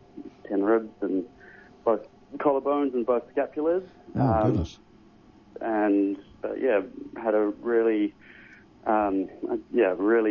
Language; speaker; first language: English; native; English